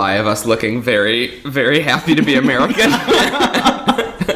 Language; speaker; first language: English; native; English